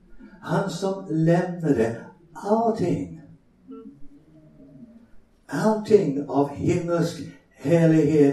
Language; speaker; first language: Swedish; non-native, fluent; English